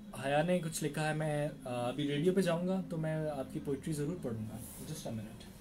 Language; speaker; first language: Urdu; non-native, local second language; Punjabi